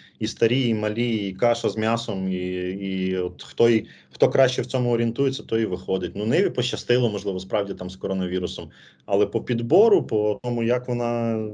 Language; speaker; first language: Ukrainian; native; Ukrainian